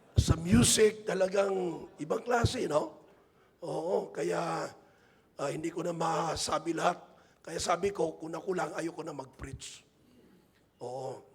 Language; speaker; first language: Filipino; non-native, local second language; Hiligaynon